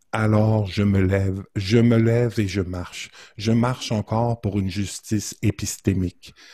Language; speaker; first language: French; native; French